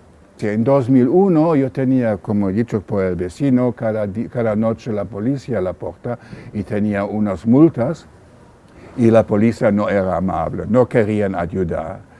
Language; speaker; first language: Spanish; non-native, learner; German